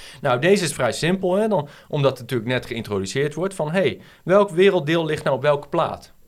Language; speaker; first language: Dutch; native; Dutch